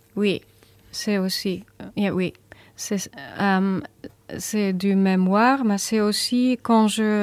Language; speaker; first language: French; non-native, learner; German